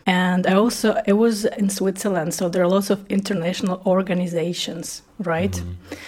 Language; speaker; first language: English; non-native, fluent; Russian